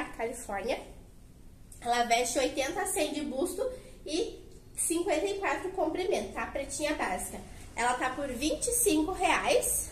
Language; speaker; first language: Portuguese; native; Portuguese